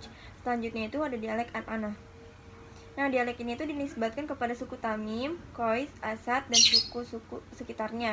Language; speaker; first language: Indonesian; native; Indonesian